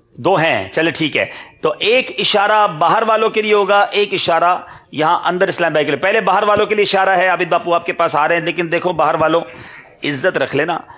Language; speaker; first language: Urdu; native; Urdu